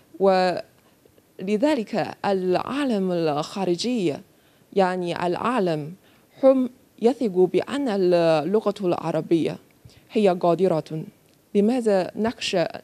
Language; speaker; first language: Arabic; non-native, learner; Chinese